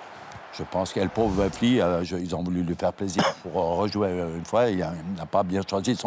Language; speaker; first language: French; native; French